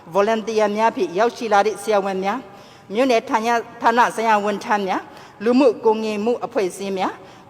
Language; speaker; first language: Burmese; non-native, local second language; Tedim Chin